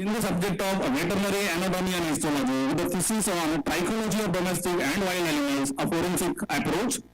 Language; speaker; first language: English; non-native, local second language; Marathi